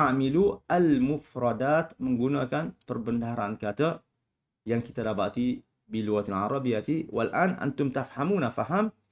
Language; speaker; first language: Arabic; non-native, fluent; Malay